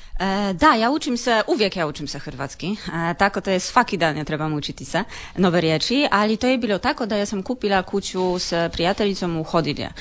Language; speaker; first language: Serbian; non-native, learner; Polish